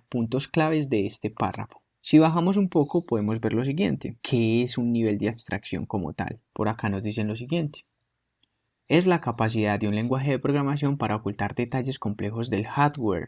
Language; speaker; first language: Spanish; native; Spanish